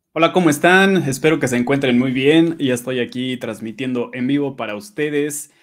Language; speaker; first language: Spanish; native; Spanish